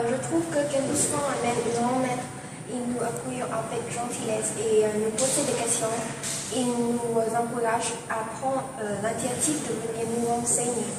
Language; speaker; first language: French; non-native, learner; Vietnamese